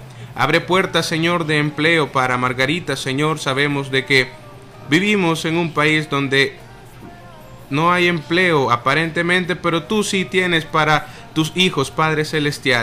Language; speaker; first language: Spanish; native; Spanish